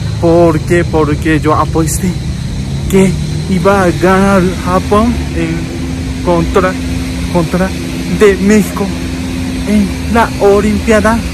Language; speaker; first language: Spanish; non-native, learner; Japanese